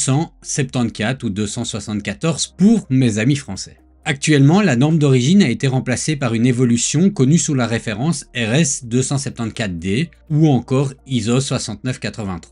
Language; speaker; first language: French; native; French